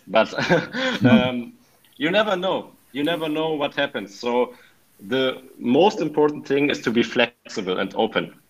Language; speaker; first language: English; non-native, fluent; German